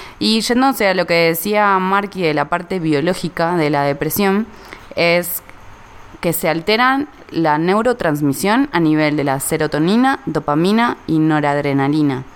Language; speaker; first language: Spanish; native; Spanish